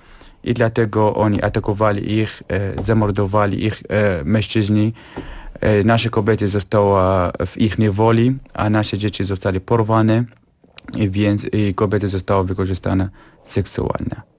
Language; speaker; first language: Polish; non-native, fluent; Kurdish